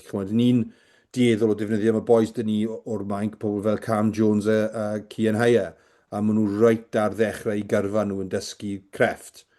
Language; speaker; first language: Welsh; native; Welsh